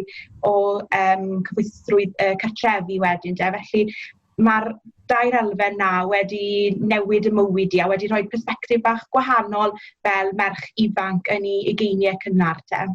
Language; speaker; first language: Welsh; native; Welsh